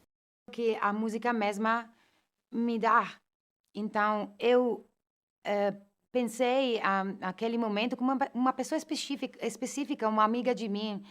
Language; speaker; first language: Portuguese; non-native, fluent; Italian